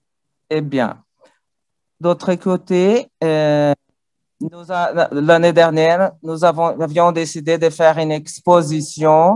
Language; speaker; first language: French; non-native, learner; Portuguese